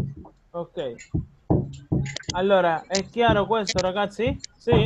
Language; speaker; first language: Italian; non-native, fluent; Spanish